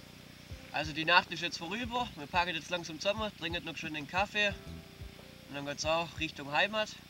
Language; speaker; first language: German; native; German